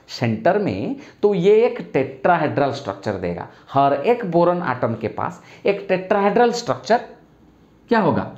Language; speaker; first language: Hindi; non-native, local second language; Bangla